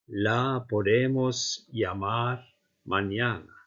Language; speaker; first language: Spanish; non-native, fluent; Icelandic